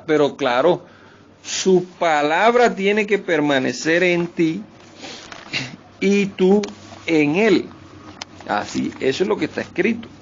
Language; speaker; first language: Spanish; native; Spanish